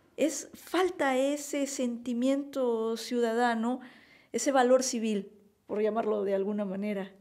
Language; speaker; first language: Spanish; native; Spanish